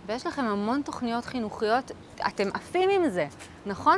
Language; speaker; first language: Hebrew; native; Hebrew